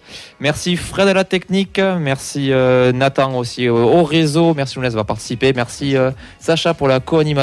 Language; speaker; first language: French; native; French